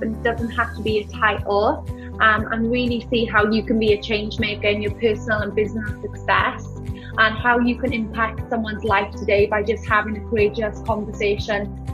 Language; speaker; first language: English; native; English